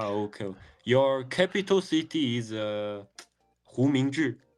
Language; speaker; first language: English; non-native, learner; Mongolian